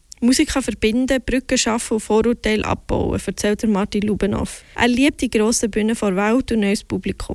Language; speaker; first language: German; native; German